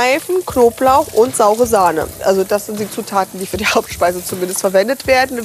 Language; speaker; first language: German; native; German